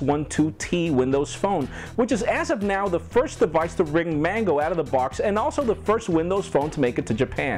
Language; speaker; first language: English; non-native, local second language; Spanish